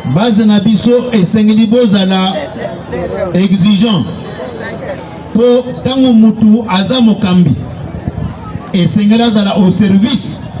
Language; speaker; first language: Lingala; non-native, local second language; Luba-Lulua